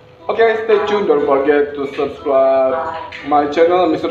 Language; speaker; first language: English; non-native, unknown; Indonesian